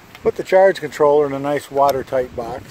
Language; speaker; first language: English; native; English